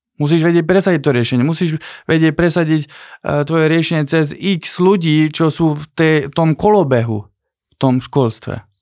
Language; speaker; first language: Slovak; non-native, local second language; Hungarian